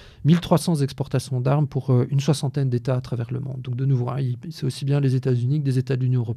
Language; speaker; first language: French; native; French